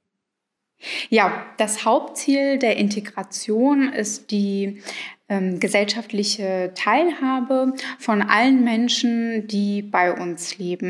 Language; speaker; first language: German; early bilingual, other home language; Arabic